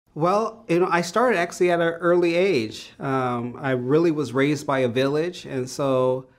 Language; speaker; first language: English; native; English